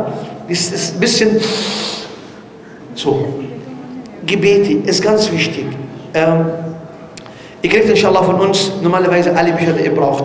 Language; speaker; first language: German; non-native, learner; Arabic